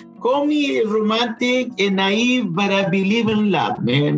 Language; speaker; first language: English; non-native, fluent; Spanish